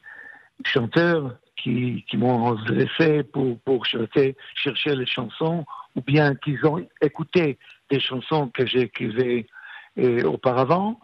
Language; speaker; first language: French; non-native, fluent; Hebrew